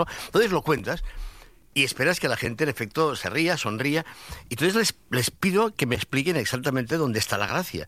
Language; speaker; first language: Spanish; native; Spanish